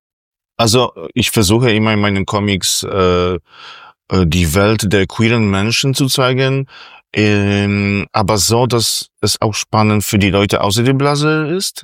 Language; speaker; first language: German; non-native, fluent; Polish